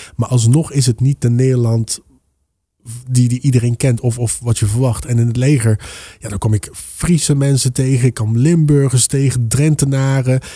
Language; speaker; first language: Dutch; early bilingual, other home language; Papiamento